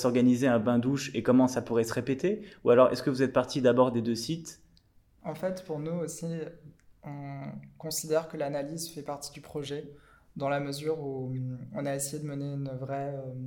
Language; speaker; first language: French; native; French